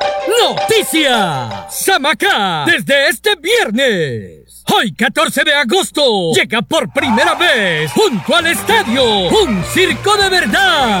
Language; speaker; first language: Spanish; native; Spanish